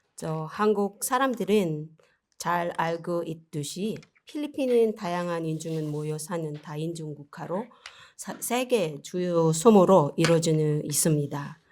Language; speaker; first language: Korean; non-native, learner; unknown